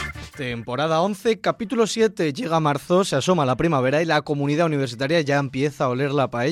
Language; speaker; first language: Spanish; native; Spanish